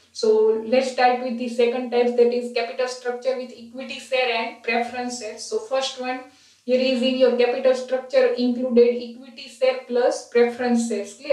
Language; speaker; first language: English; non-native, local second language; Gujarati